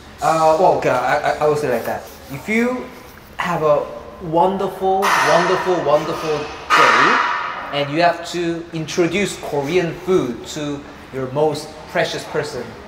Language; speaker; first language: English; non-native, fluent; Korean